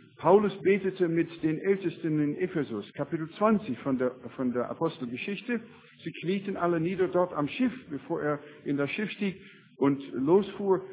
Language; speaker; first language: German; non-native, fluent; English